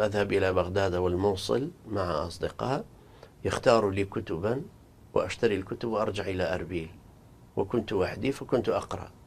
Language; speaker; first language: Arabic; non-native, local second language; Kurdish